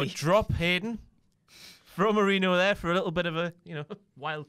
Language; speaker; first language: English; native; English